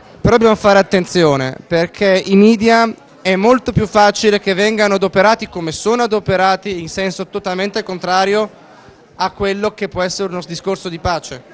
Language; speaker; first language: Italian; native; Italian